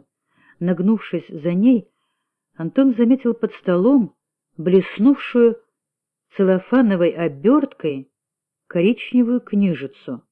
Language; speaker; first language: Russian; native; Russian